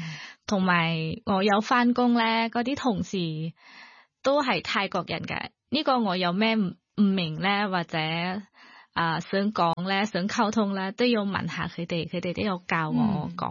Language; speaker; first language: Cantonese; non-native, learner; Thai